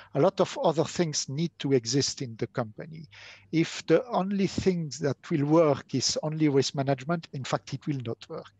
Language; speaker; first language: English; non-native, fluent; French